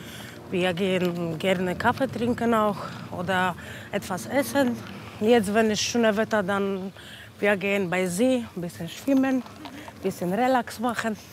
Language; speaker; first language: German; non-native, learner; Polish